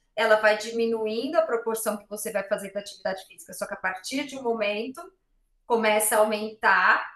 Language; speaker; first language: Portuguese; native; Portuguese